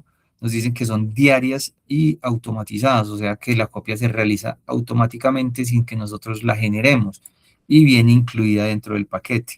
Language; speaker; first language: Spanish; native; Spanish